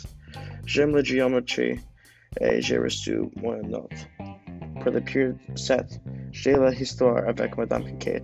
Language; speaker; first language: French; non-native, learner; English